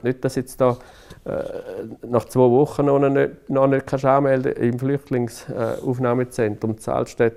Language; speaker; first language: German; native; German